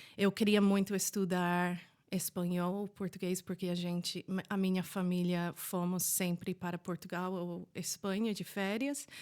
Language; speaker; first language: Portuguese; non-native, fluent; English